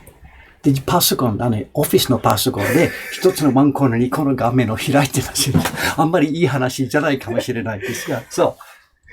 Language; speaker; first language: Japanese; non-native, fluent; English